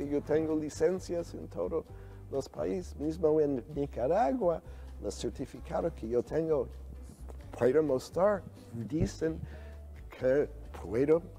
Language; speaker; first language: Spanish; non-native, learner; English